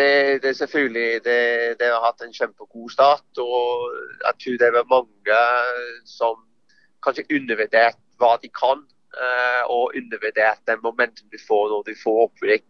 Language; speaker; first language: Norwegian; non-native, fluent; English